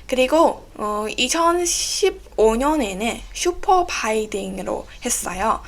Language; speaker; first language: Korean; non-native, fluent; Burmese